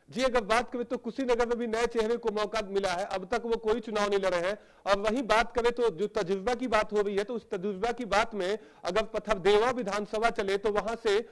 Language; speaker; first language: Hindi; native; Hindi